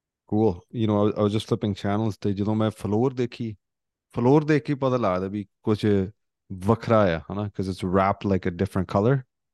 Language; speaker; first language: English; early bilingual, other home language; Punjabi